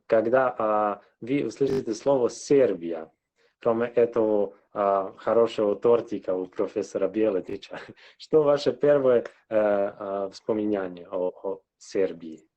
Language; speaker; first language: Russian; non-native, local second language; Serbian